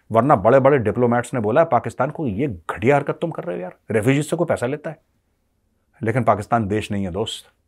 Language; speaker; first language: Hindi; native; Hindi